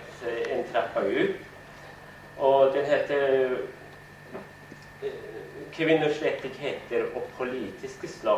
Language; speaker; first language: Swedish; non-native, fluent; Persian